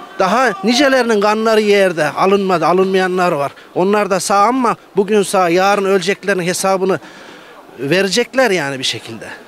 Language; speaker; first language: Turkish; native; Turkish